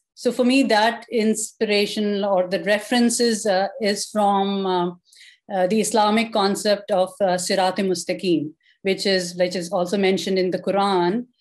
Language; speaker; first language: English; non-native, local second language; Urdu